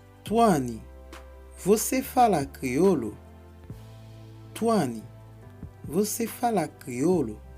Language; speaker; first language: Portuguese; non-native, fluent; Haitian Creole